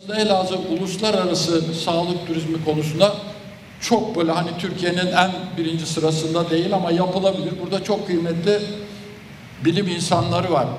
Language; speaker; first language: Turkish; native; Turkish